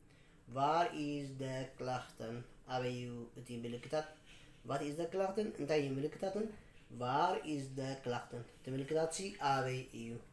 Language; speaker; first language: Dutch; non-native, learner; Tigrinya